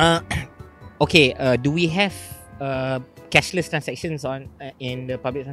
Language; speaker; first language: English; non-native, local second language; Malay